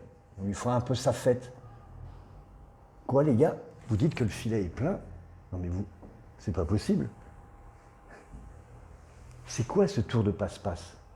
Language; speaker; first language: French; native; French